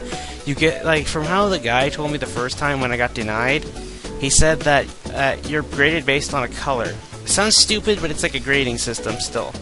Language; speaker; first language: English; native; English